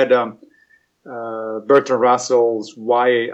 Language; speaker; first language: English; non-native, fluent; Italian